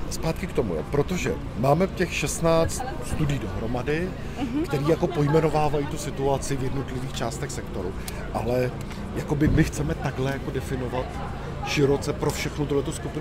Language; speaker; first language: Czech; native; Czech